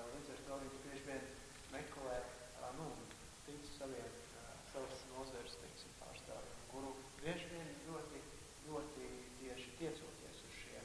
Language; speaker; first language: Latvian; native; Latvian